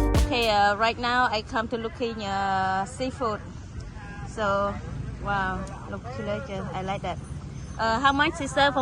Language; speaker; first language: English; non-native, learner; Khmer